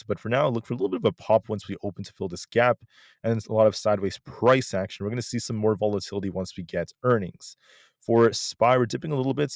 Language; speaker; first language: English; native; English